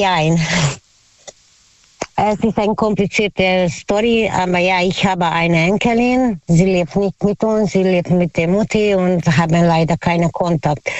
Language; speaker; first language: German; non-native, learner; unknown